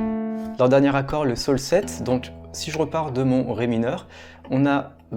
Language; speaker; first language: French; native; French